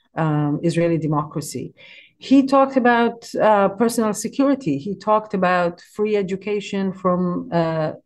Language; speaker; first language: English; non-native, fluent; Hebrew